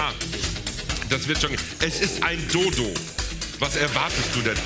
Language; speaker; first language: German; native; German